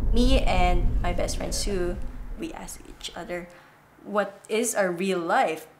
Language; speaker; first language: English; non-native, local second language; Filipino